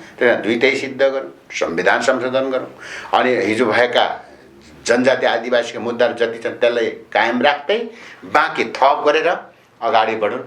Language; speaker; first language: Nepali; non-native, local second language; Limbu